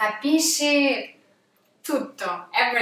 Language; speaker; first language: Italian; non-native, learner; Russian